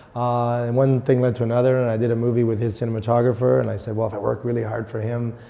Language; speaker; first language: English; native; English